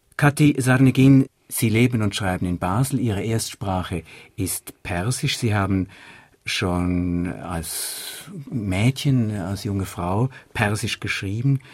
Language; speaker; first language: German; native; German